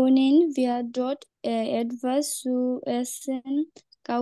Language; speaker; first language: German; non-native, learner; Bangla